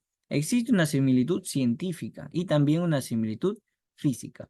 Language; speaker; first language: Spanish; native; Spanish